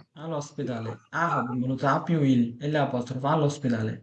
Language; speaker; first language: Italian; non-native, learner; Bangla